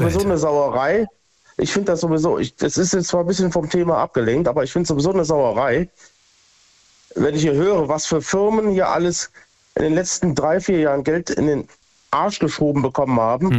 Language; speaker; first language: German; native; German